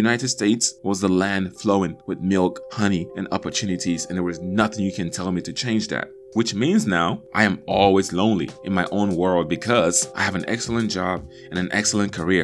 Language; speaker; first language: English; non-native, local second language; Igbo